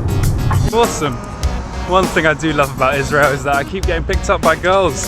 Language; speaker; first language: English; native; English